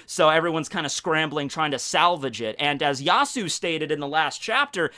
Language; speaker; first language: English; native; English